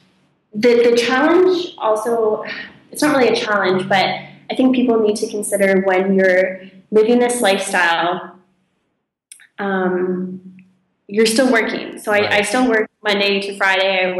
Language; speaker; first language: English; native; English